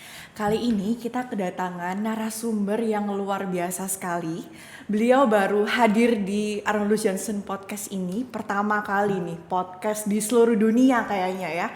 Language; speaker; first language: Indonesian; native; Indonesian